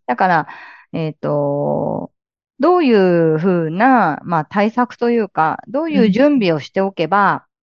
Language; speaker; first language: Japanese; native; Japanese